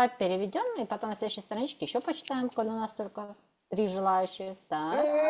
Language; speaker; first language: Russian; native; Russian